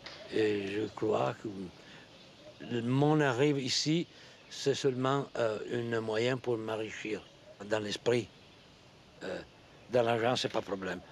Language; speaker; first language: French; non-native, learner; Italian